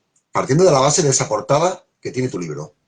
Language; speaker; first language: Spanish; native; Spanish